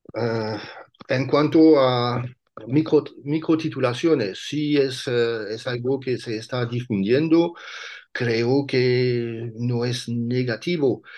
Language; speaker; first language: Spanish; non-native, fluent; French